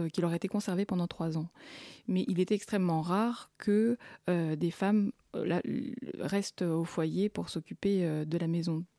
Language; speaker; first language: French; early bilingual, other home language; Russian